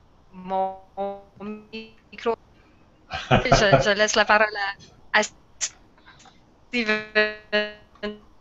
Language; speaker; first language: French; native; French